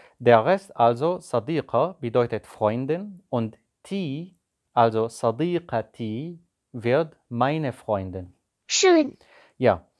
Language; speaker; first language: German; non-native, fluent; Arabic